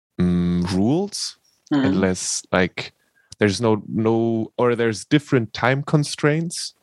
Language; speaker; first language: English; non-native, fluent; German